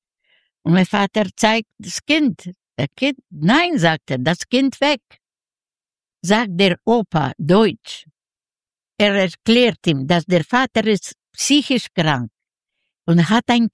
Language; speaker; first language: German; non-native, learner; Russian